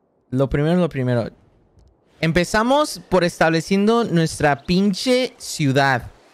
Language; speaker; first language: Spanish; early bilingual, heritage; Spanish